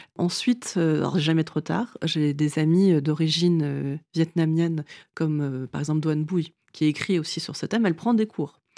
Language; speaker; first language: French; early bilingual, other home language; Vietnamese